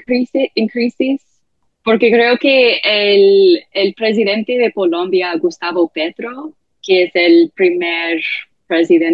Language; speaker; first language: Spanish; non-native, fluent; English